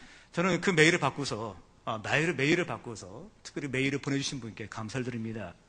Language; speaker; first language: Korean; native; Korean